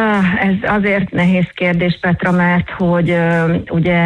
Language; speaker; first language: Hungarian; native; Hungarian